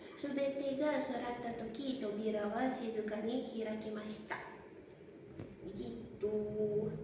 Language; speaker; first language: Japanese; non-native, learner; Indonesian